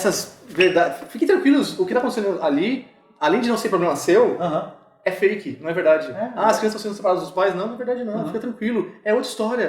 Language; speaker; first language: Portuguese; native; Portuguese